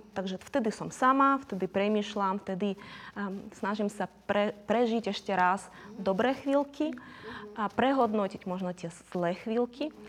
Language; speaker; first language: Slovak; non-native, fluent; Ukrainian